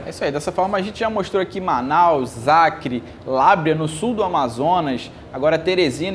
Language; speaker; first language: Portuguese; native; Portuguese